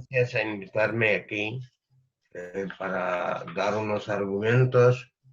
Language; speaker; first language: Spanish; non-native, learner; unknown